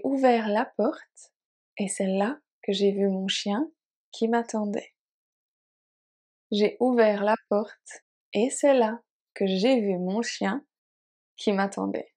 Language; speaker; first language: French; native; French